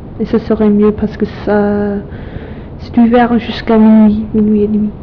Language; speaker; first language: French; non-native, fluent; English